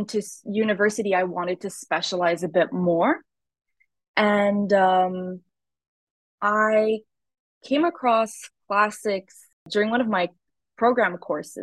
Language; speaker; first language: English; native; English